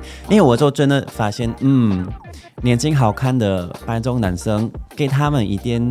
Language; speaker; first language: Chinese; non-native, fluent; English